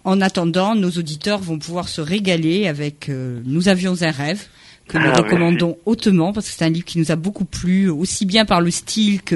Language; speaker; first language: French; native; French